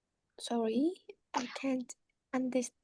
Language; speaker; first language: English; non-native, learner; Vietnamese